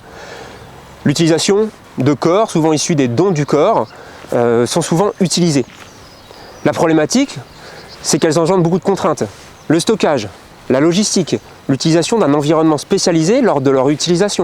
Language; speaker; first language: French; native; French